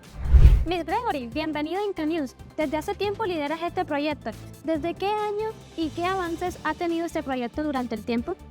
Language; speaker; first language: Spanish; native; Spanish